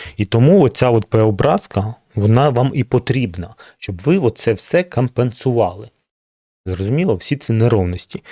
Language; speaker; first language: Ukrainian; non-native, local second language; Russian